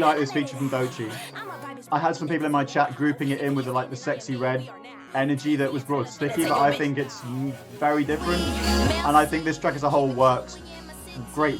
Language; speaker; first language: English; native; English